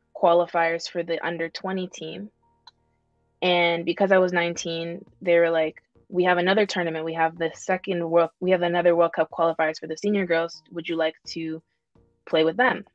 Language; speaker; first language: English; native; English